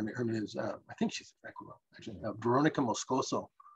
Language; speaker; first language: English; native; English